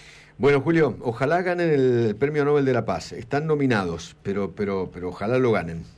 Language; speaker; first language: Spanish; native; Spanish